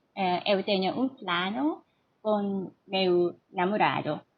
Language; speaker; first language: Portuguese; non-native, learner; Korean